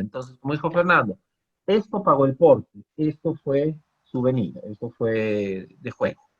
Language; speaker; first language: Spanish; native; Spanish